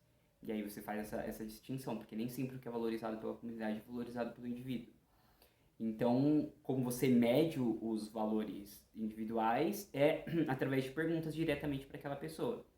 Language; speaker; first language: Portuguese; native; Portuguese